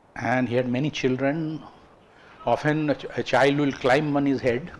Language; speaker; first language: English; non-native, local second language; Bangla